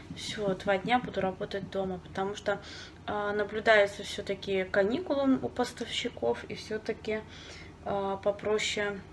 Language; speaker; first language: Russian; native; Russian